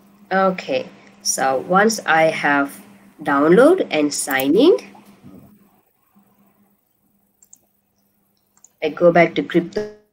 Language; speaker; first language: English; non-native, local second language; Tamil